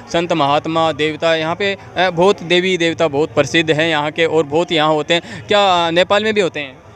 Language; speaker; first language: Hindi; native; Hindi